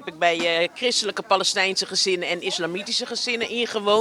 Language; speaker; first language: Dutch; native; Dutch